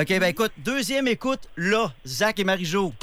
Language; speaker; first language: French; native; French